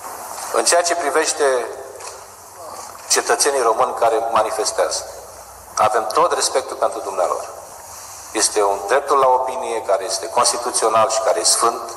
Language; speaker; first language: Romanian; native; Romanian